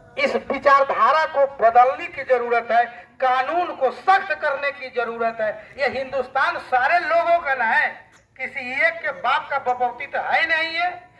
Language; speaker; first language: Hindi; native; Hindi